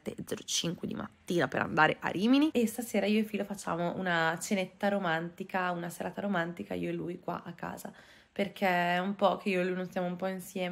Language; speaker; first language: Italian; native; Italian